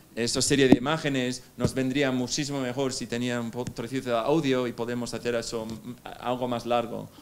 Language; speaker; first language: Spanish; non-native, fluent; English